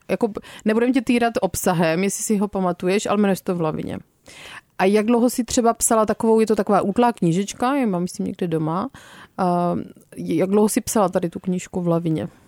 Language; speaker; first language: Czech; native; Czech